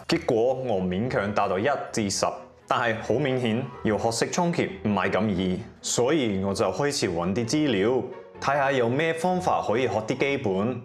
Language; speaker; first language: Cantonese; non-native, fluent; English